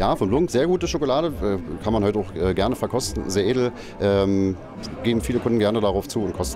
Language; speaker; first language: German; native; German